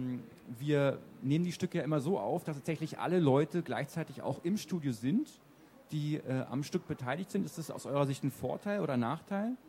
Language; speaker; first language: German; native; German